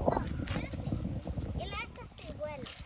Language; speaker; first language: Spanish; early bilingual, heritage; Spanish